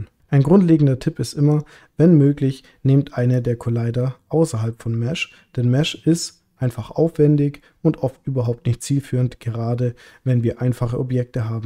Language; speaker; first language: German; native; German